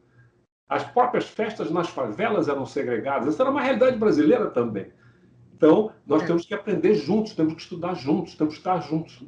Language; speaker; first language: Portuguese; native; Portuguese